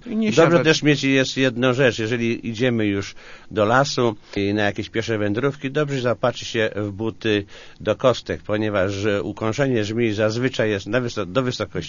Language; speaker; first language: Polish; native; Polish